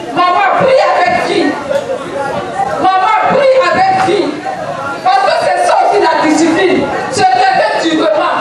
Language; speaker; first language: French; non-native, local second language; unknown